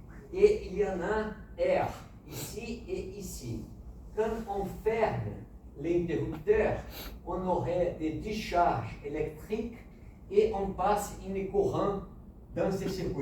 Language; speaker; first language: French; non-native, fluent; Portuguese